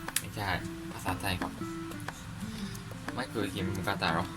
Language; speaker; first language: Thai; non-native, learner; Japanese